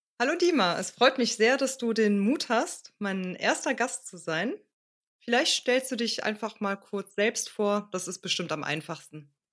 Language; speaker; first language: German; native; German